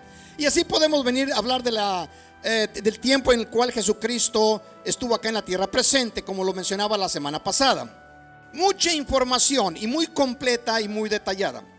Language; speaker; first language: Spanish; native; Spanish